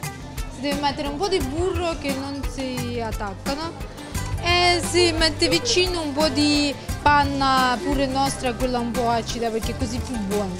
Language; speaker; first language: Italian; non-native, learner; Ukrainian